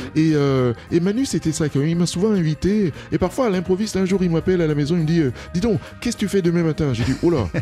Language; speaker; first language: French; non-native, local second language; Duala